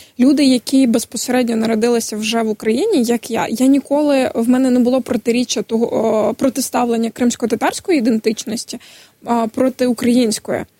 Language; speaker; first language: Ukrainian; non-native, local second language; Crimean Tatar